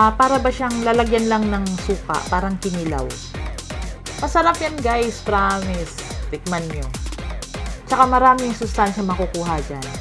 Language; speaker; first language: Filipino; non-native, local second language; Cebuano